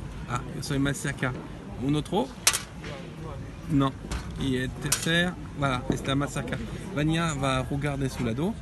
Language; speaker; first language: Spanish; non-native, learner; French